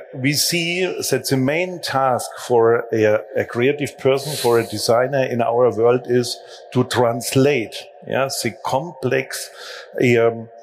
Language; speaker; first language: English; non-native, fluent; German